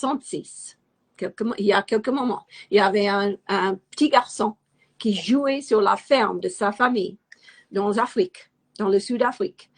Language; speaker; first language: French; non-native, fluent; English